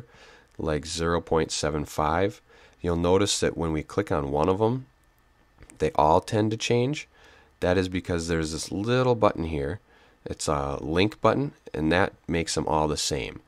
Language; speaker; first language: English; native; English